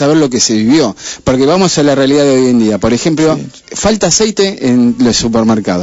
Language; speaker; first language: Spanish; native; Spanish